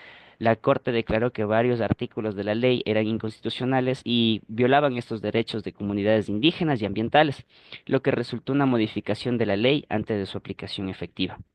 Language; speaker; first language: Spanish; native; Spanish